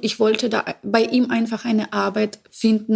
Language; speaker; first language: German; non-native, learner; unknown